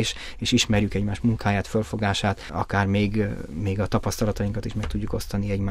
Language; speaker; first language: Hungarian; native; Hungarian